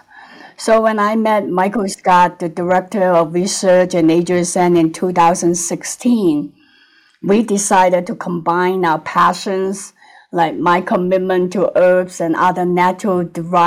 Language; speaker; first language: English; non-native, local second language; Cantonese